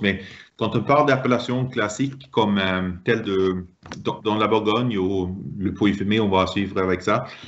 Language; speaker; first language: French; non-native, fluent; Swedish